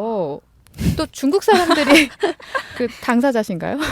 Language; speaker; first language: Korean; native; Korean